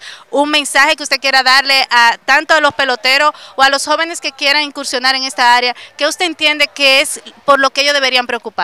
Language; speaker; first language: Spanish; native; Spanish